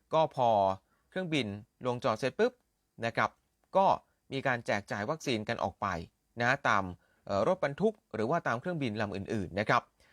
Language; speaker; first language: Thai; native; Thai